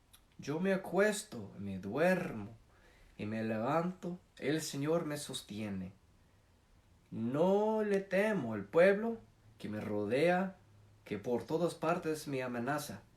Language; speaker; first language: Spanish; non-native, fluent; English